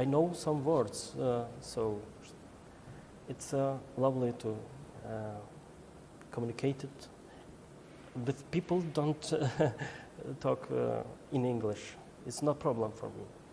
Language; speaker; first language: English; non-native, learner; Albanian